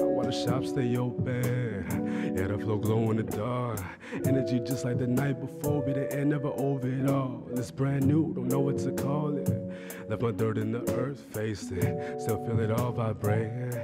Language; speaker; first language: English; native; English